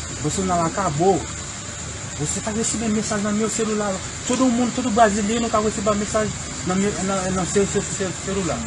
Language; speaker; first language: Portuguese; non-native, learner; Haitian Creole